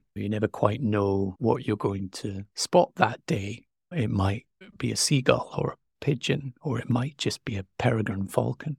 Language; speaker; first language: English; native; English